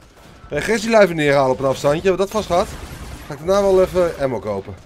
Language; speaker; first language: Dutch; native; Dutch